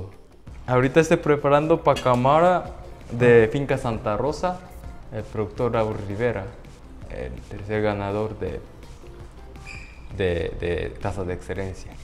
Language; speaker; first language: Spanish; non-native, fluent; Japanese